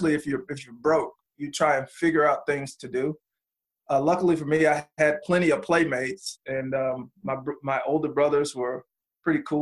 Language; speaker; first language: English; native; English